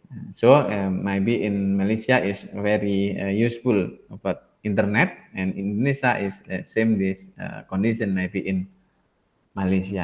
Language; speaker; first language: English; non-native, learner; Indonesian